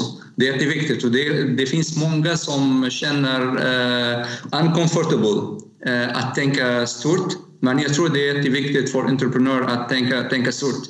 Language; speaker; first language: Swedish; non-native, fluent; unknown